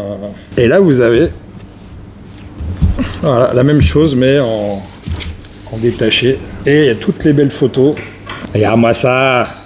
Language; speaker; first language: French; native; French